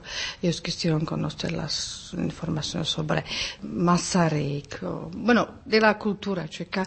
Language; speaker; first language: Spanish; non-native, fluent; Czech